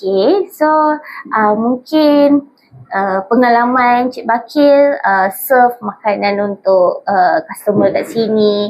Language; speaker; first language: Malay; native; Malay